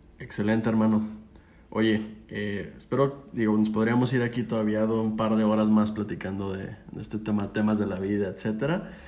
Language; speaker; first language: Spanish; native; Spanish